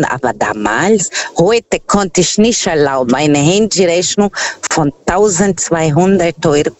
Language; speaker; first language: German; non-native, fluent; Portuguese